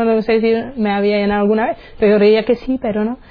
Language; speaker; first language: Spanish; non-native, fluent; Czech